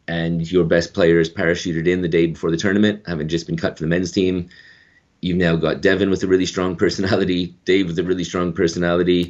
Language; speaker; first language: English; native; English